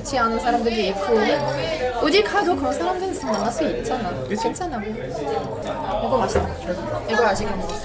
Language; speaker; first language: Korean; non-native, learner; Arabic